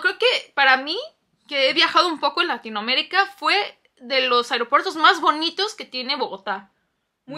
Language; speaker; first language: Spanish; non-native, fluent; Korean